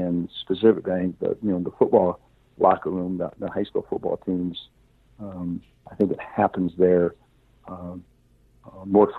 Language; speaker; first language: English; native; English